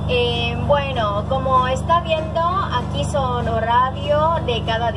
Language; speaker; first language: Spanish; non-native, learner; Thai